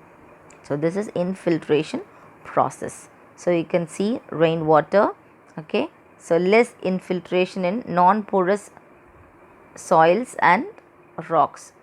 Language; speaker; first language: English; non-native, local second language; Tamil